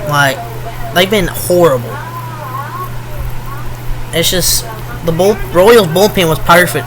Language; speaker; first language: English; native; English